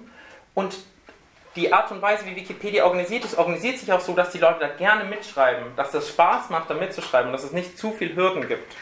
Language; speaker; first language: German; native; German